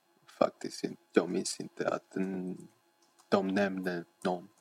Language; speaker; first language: Swedish; non-native, fluent; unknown